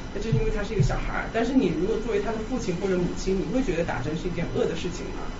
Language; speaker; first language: Chinese; native; Chinese